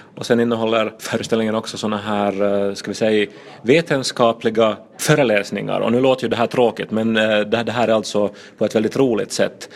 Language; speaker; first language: Swedish; native; Swedish